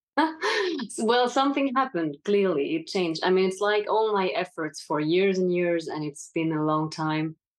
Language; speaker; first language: English; non-native, fluent; French